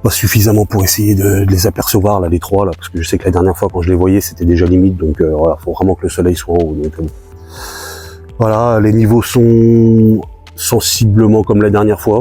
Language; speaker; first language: French; native; French